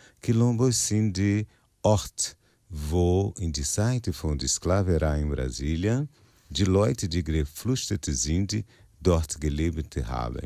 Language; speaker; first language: German; non-native, learner; Portuguese